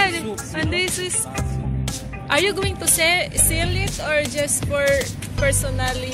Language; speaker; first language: English; non-native, local second language; Cebuano